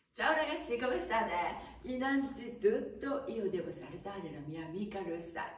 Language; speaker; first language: Italian; non-native, fluent; Japanese